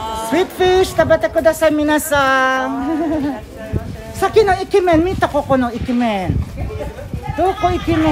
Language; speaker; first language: Japanese; non-native, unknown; Filipino